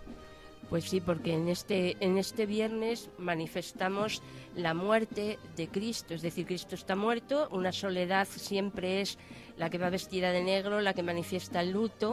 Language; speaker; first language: Spanish; native; Spanish